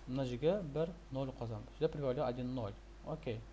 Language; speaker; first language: Russian; non-native, local second language; Kazakh